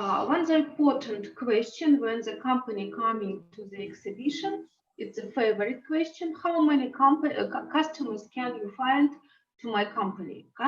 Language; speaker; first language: English; non-native, learner; Russian